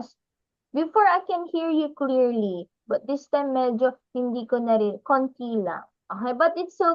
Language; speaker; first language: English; non-native, local second language; Filipino